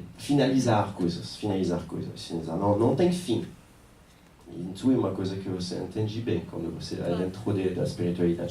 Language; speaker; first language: Portuguese; non-native, fluent; French